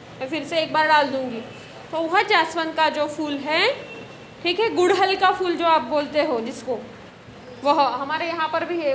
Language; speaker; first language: Hindi; non-native, local second language; Marathi